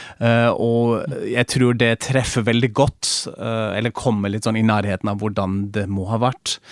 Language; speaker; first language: Norwegian; non-native, fluent; German